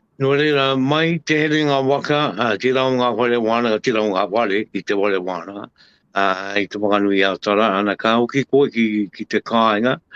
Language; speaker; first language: Māori; native; Māori